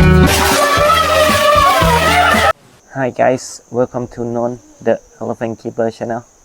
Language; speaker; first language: English; non-native, learner; Thai